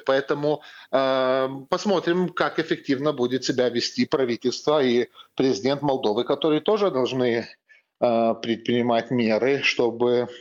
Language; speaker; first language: Russian; non-native, fluent; Lithuanian